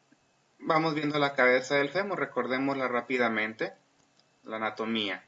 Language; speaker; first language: Spanish; native; Spanish